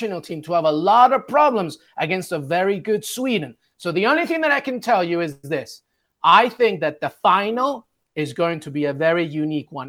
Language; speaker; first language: English; native; English